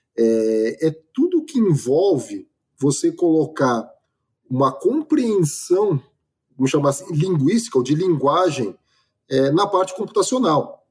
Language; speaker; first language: Portuguese; native; Portuguese